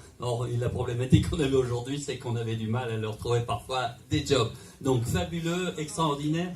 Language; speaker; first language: French; native; French